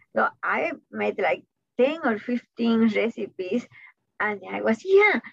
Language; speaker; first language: English; non-native, fluent; Spanish